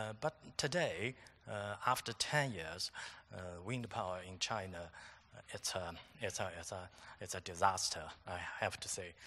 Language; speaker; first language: English; non-native, fluent; Chinese